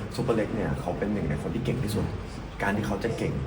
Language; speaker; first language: Thai; native; Thai